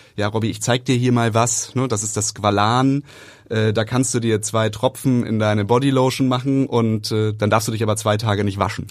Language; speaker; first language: German; native; German